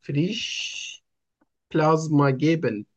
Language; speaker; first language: German; non-native, learner; Turkish